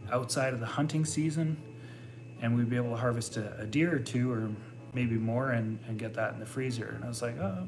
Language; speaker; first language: English; native; English